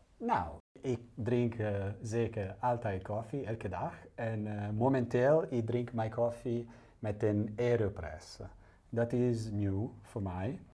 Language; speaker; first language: Dutch; non-native, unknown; Italian